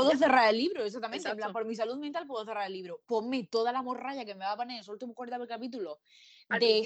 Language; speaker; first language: Spanish; native; Spanish